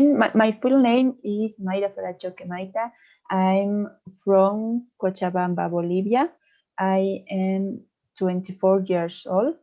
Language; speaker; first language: English; non-native, learner; Spanish